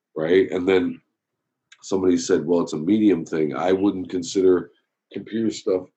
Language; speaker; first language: English; native; English